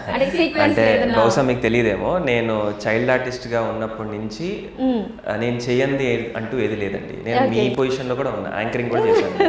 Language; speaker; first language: Telugu; native; Telugu